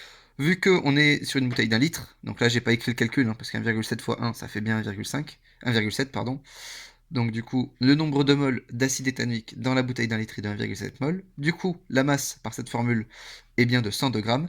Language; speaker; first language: French; native; French